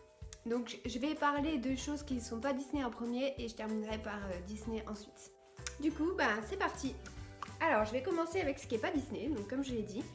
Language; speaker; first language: French; native; French